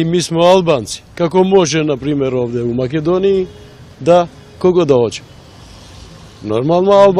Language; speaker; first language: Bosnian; non-native, learner; Albanian